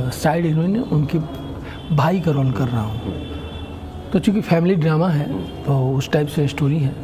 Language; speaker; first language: Hindi; non-native, local second language; Bhojpuri